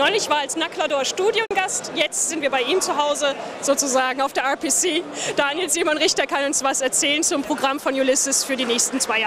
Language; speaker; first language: German; native; German